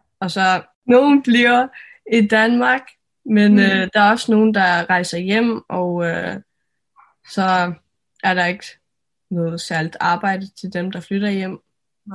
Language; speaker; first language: Danish; non-native, local second language; Faroese